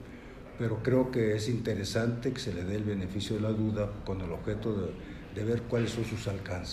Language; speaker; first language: Spanish; native; Spanish